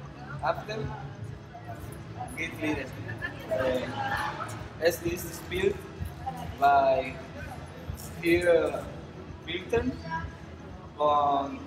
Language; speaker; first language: German; non-native, learner; Spanish